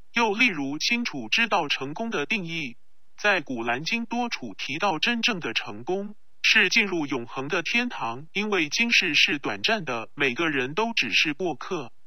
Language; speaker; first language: Chinese; non-native, local second language; Cantonese